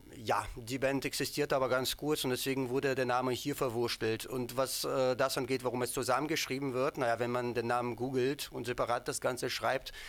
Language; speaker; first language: German; non-native, fluent; Ukrainian